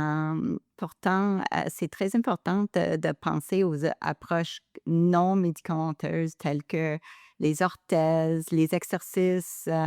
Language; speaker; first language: French; non-native, local second language; English